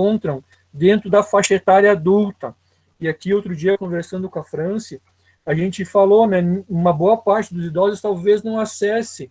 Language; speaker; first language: Portuguese; native; Portuguese